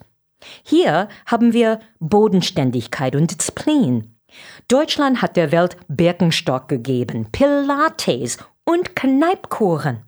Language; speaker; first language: German; non-native, fluent; English